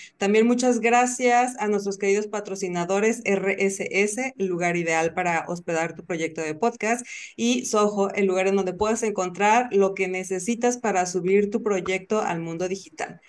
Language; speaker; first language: Spanish; native; Spanish